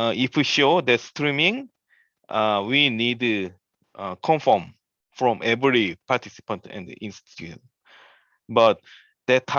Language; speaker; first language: English; non-native, learner; Korean